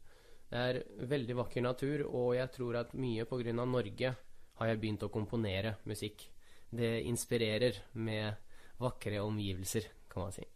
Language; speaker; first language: Norwegian; early bilingual, other home language; Russian